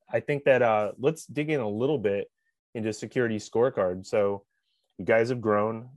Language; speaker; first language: English; native; English